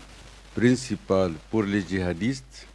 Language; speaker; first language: French; non-native, learner; Arabic